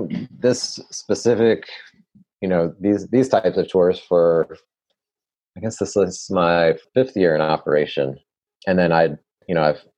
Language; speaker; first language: English; native; English